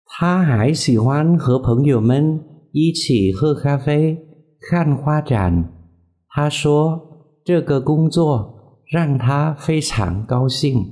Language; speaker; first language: Chinese; non-native, fluent; Vietnamese